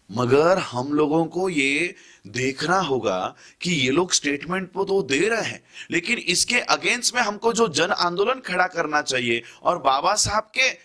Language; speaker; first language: Hindi; non-native, local second language; Marathi